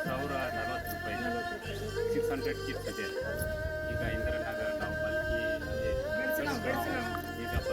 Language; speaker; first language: Kannada; non-native, local second language; Tibetan